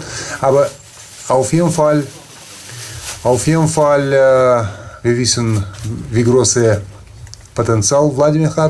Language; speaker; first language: German; non-native, fluent; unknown